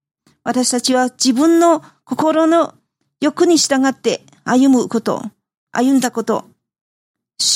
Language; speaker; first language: Japanese; non-native, fluent; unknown